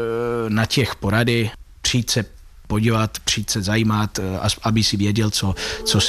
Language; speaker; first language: Czech; early bilingual, heritage; Italian